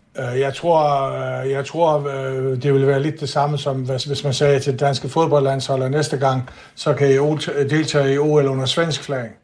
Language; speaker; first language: Danish; non-native, local second language; Faroese